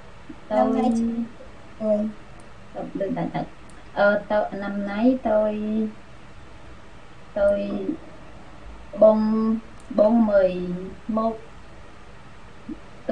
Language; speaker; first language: Vietnamese; non-native, learner; Khmer